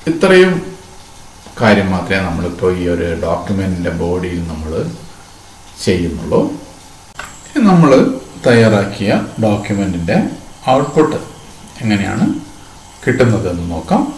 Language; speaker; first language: Malayalam; native; Malayalam